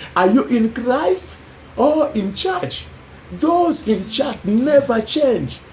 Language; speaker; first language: English; non-native, local second language; Swahili